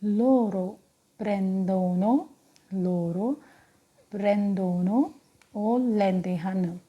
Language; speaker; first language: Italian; non-native, fluent; Punjabi